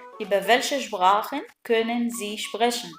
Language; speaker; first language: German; non-native, fluent; Arabic